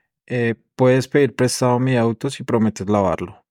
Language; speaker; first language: Spanish; native; Spanish